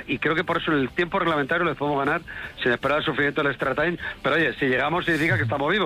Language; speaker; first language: Spanish; native; Spanish